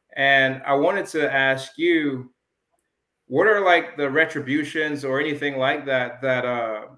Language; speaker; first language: English; early bilingual, other home language; Jamaican Creole English